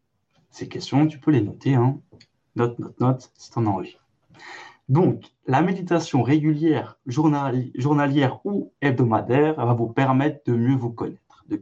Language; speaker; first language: French; native; French